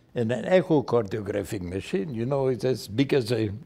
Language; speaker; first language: English; non-native, fluent; Hungarian